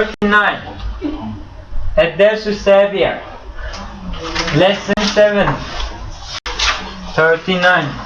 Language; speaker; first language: Arabic; non-native, fluent; Turkish